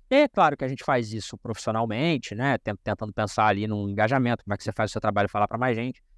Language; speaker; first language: Portuguese; native; Portuguese